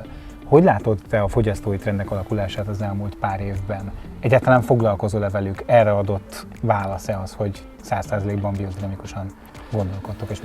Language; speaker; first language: Hungarian; native; Hungarian